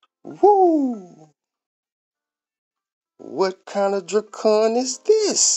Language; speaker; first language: English; native; English